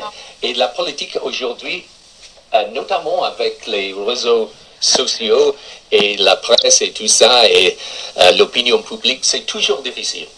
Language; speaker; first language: French; non-native, fluent; English